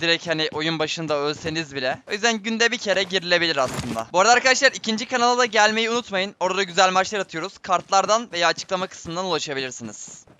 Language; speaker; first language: Turkish; native; Turkish